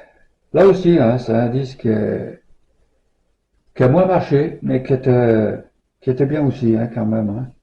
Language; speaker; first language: French; native; French